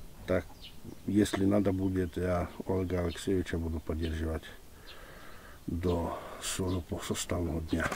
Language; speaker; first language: Russian; non-native, fluent; Czech